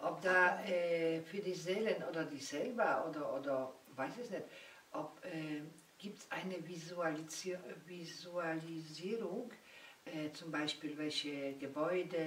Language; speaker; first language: German; non-native, learner; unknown